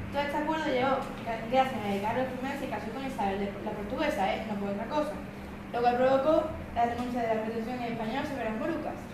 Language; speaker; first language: Spanish; native; Spanish